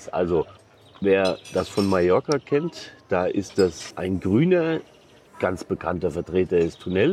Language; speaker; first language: German; native; German